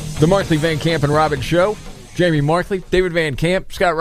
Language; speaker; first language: English; native; English